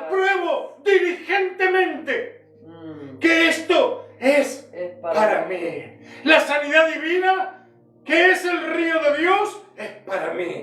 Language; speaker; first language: Spanish; native; Spanish